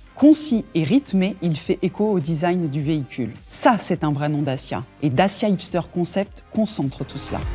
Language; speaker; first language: French; native; French